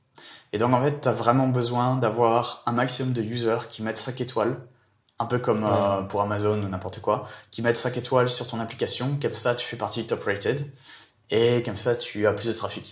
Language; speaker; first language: French; native; French